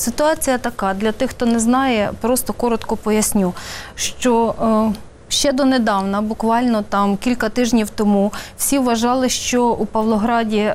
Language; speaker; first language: Ukrainian; native; Ukrainian